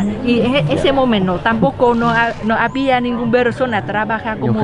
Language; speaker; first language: Spanish; non-native, fluent; Vietnamese